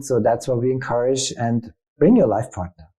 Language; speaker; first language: English; non-native, fluent; German